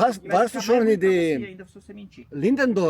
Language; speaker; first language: German; early bilingual, heritage; Portuguese